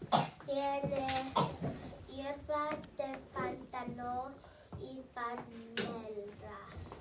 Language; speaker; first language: Spanish; non-native, learner; English